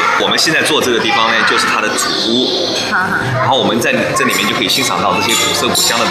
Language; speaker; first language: Chinese; native; Chinese